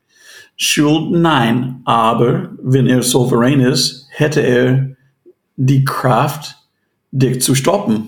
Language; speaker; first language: German; non-native, fluent; English